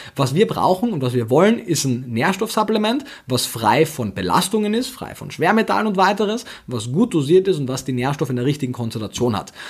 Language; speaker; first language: German; native; German